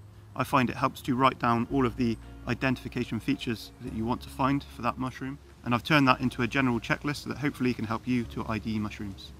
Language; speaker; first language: English; native; English